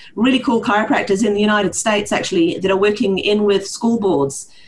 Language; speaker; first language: English; early bilingual, heritage; Norwegian